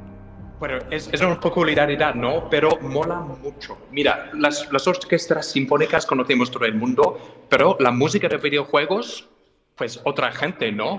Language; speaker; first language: Spanish; non-native, fluent; English